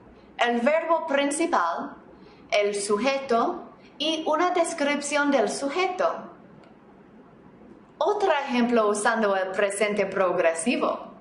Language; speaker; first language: Spanish; non-native, fluent; English